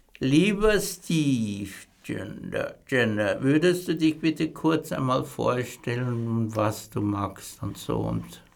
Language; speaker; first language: German; native; German